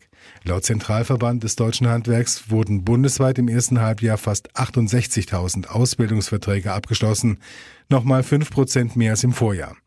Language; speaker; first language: German; native; German